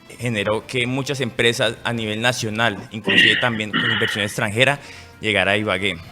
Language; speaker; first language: Spanish; native; Spanish